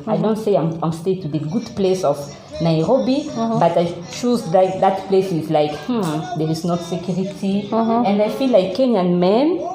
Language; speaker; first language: English; non-native, learner; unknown